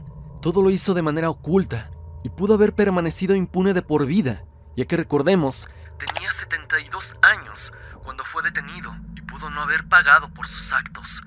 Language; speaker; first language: Spanish; native; Spanish